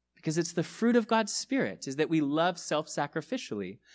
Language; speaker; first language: English; native; English